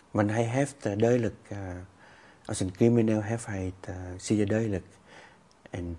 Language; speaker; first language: Dutch; non-native, fluent; Vietnamese